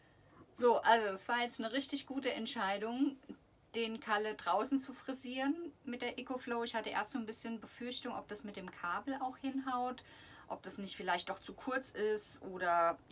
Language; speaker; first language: German; native; German